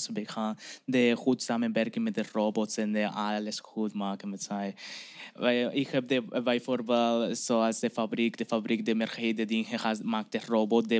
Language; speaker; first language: Dutch; non-native, learner; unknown